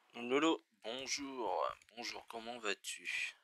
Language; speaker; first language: French; native; French